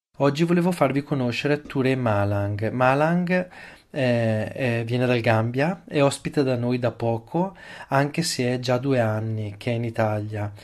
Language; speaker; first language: Italian; native; Italian